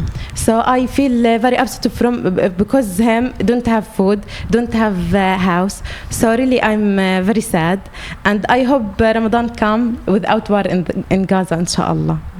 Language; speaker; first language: English; non-native, learner; Arabic